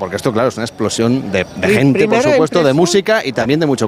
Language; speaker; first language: Spanish; native; Spanish